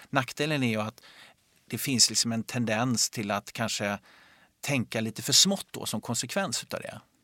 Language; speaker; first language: Swedish; native; Swedish